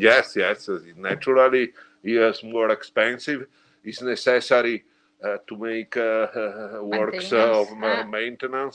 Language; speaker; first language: English; non-native, learner; Italian